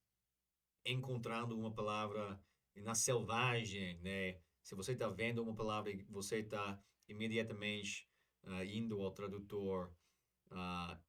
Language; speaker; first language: Portuguese; non-native, learner; English